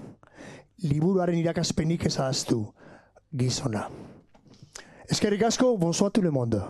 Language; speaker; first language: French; non-native, fluent; Basque